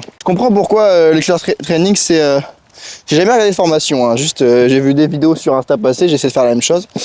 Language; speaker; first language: French; native; French